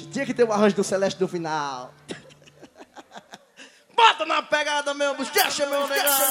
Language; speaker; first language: Portuguese; native; Portuguese